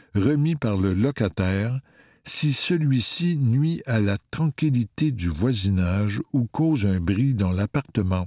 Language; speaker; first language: French; native; French